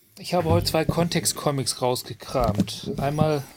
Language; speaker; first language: German; native; German